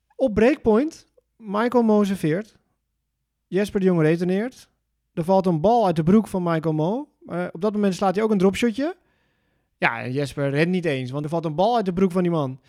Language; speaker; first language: Dutch; native; Dutch